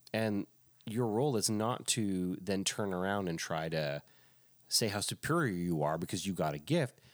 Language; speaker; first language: English; native; English